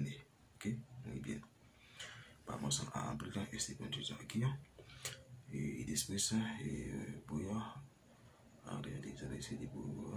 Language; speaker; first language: Spanish; non-native, learner; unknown